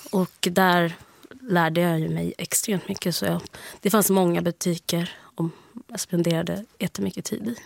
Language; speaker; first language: Swedish; early bilingual, heritage; Swedish